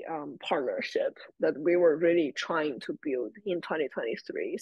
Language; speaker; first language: English; non-native, fluent; Chinese